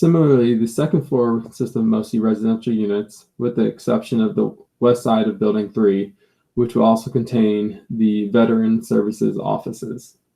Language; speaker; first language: English; native; English